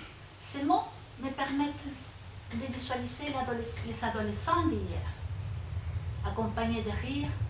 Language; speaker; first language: French; non-native, fluent; Spanish